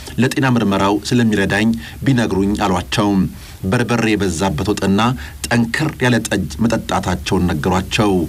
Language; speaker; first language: Amharic; native; Amharic